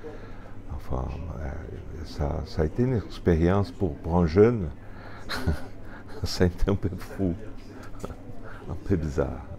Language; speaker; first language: French; non-native, fluent; Portuguese